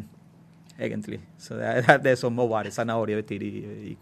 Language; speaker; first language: Norwegian; non-native, fluent; Spanish